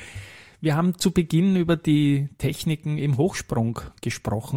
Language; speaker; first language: German; native; German